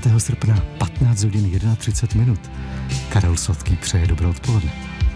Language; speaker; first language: Czech; native; Czech